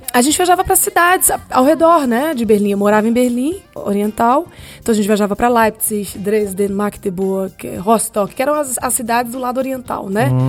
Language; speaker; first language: Portuguese; early bilingual, heritage; Portuguese